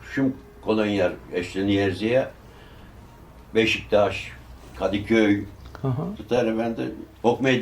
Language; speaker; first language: Albanian; early bilingual, heritage; Albanian